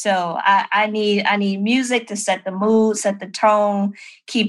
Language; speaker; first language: English; native; English